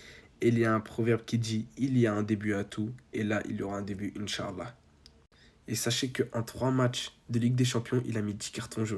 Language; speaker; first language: French; native; French